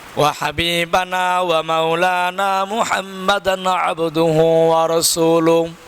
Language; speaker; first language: Arabic; non-native, fluent; Bangla